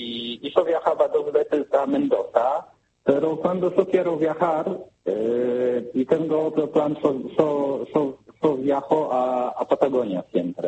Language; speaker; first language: Spanish; non-native, learner; Polish